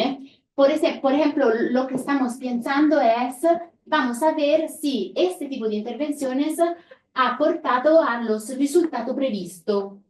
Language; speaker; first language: Spanish; non-native, fluent; Italian